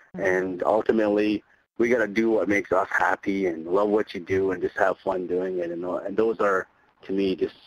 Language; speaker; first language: English; native; English